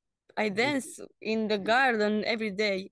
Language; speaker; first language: English; non-native, learner; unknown